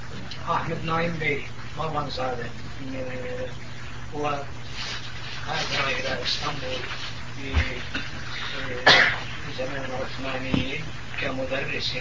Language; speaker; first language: Arabic; non-native, fluent; Turkish